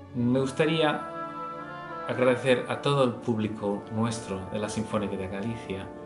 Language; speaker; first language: Spanish; early bilingual, heritage; English